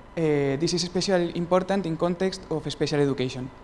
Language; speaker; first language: English; non-native, fluent; Spanish